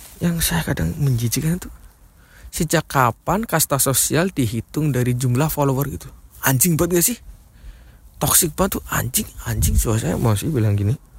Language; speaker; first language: Indonesian; native; Indonesian